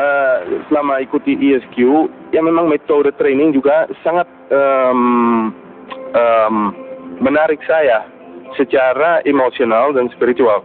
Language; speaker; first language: Indonesian; non-native, fluent; Dutch